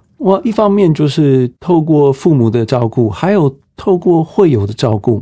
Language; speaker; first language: Chinese; non-native, fluent; English